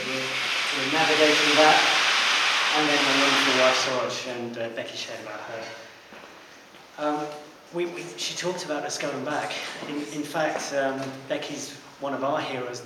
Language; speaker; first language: English; native; English